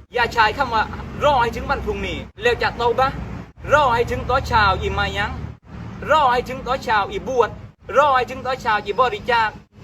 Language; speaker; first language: Thai; non-native, local second language; Malay